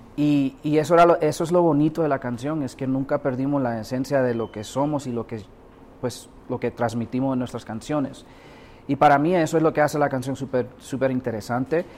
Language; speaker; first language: Spanish; early bilingual, heritage; Spanish